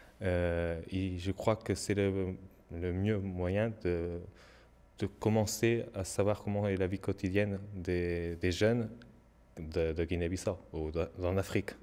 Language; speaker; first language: French; non-native, learner; Portuguese